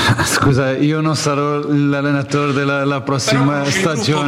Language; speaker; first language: Italian; non-native, learner; Portuguese